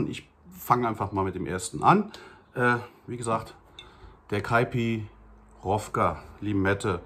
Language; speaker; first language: German; native; German